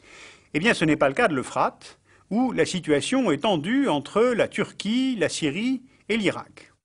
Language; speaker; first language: French; native; French